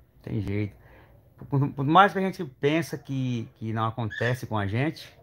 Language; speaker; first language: Portuguese; native; Portuguese